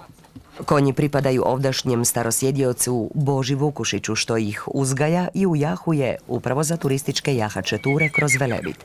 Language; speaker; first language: Croatian; native; Croatian